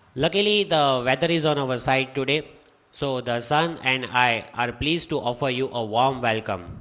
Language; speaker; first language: English; non-native, local second language; Hindi